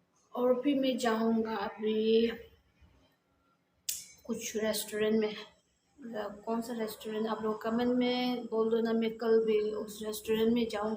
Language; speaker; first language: Hindi; non-native, learner; Tibetan